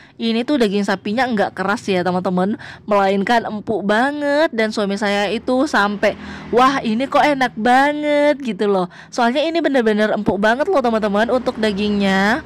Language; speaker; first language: Indonesian; native; Indonesian